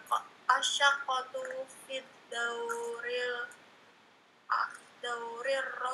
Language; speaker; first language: Arabic; non-native, learner; Indonesian